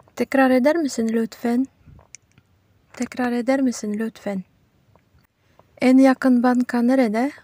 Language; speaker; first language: Turkish; non-native, fluent; Kyrgyz